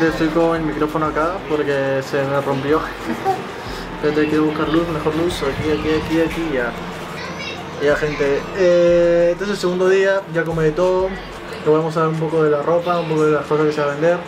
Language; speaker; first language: Spanish; native; Spanish